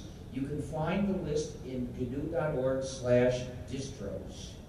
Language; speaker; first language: English; native; English